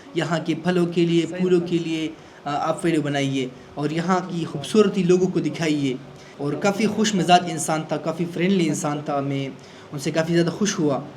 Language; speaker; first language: Urdu; non-native, local second language; Pashto